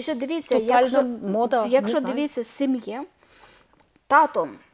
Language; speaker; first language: Ukrainian; non-native, learner; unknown